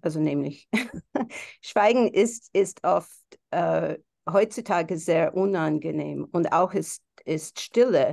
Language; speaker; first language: German; non-native, fluent; English